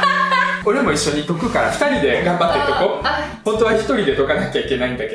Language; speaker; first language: Japanese; early bilingual, other home language; Russian